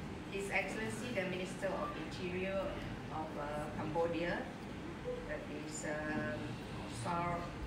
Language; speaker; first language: English; non-native, local second language; Malay